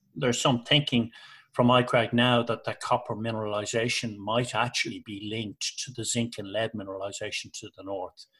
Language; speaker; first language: English; native; English